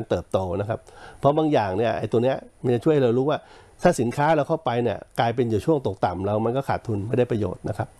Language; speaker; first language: Thai; native; Thai